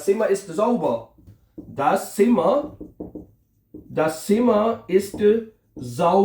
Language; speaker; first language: German; non-native, learner; Urdu